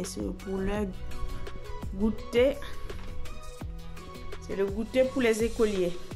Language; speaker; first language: French; non-native, fluent; Italian